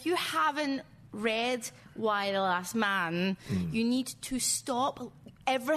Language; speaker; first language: English; native; English